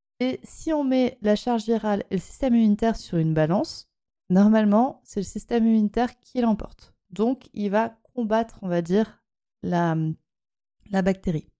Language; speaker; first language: French; native; French